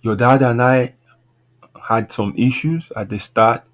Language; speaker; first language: English; non-native, local second language; Yoruba